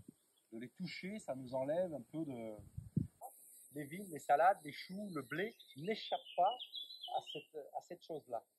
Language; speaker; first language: French; native; French